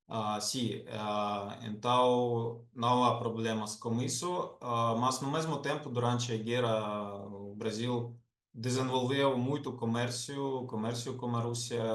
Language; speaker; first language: Portuguese; non-native, fluent; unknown